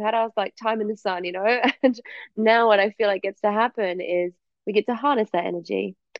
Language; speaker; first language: English; native; English